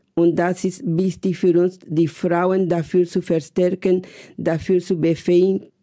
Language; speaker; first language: German; non-native, fluent; Spanish